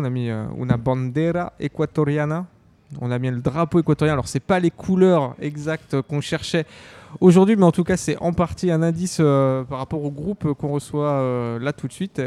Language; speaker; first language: French; native; French